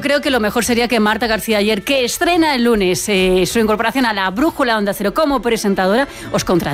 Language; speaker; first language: Spanish; native; Spanish